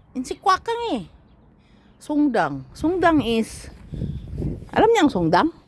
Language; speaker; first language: Filipino; native; Filipino